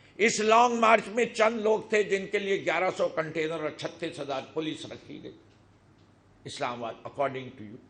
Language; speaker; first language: Urdu; native; Urdu